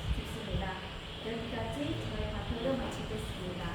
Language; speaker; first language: Korean; non-native, fluent; Khmer